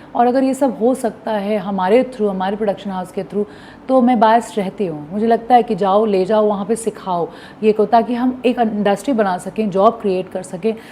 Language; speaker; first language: Hindi; non-native, local second language; Bhojpuri